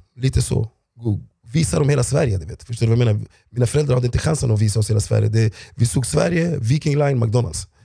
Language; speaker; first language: Swedish; early bilingual, other home language; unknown